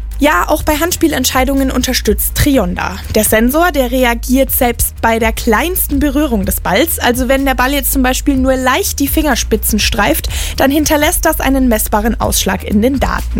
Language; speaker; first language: German; native; German